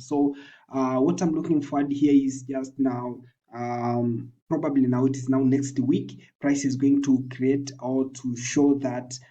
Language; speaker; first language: English; non-native, local second language; Swahili